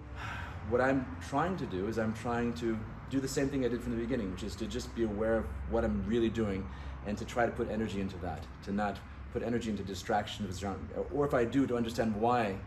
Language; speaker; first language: English; non-native, fluent; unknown